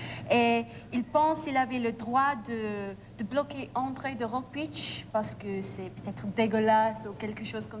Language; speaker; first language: French; non-native, learner; English